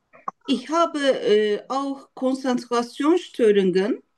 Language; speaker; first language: German; non-native, learner; Turkish